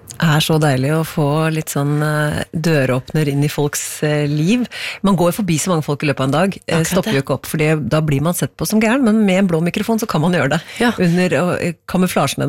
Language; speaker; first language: Norwegian; native; Norwegian